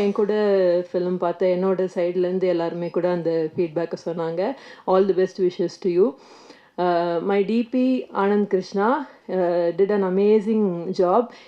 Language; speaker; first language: Tamil; native; Tamil